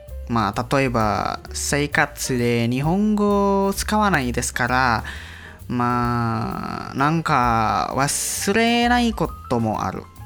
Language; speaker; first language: Japanese; non-native, learner; Indonesian